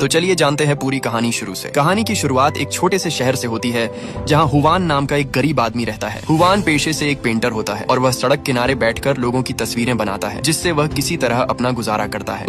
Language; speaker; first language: Hindi; native; Hindi